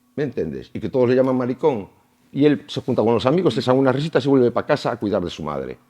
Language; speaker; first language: Spanish; native; Spanish